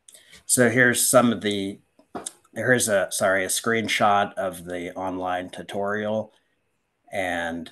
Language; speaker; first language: English; native; English